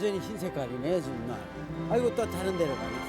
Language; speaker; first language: Korean; native; Korean